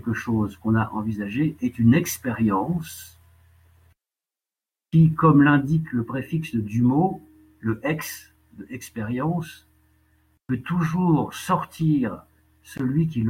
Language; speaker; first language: French; native; French